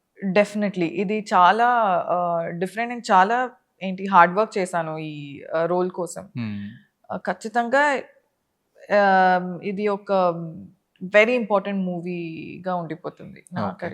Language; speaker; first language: Telugu; non-native, fluent; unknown